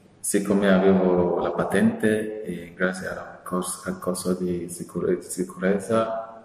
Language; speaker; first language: Italian; non-native, fluent; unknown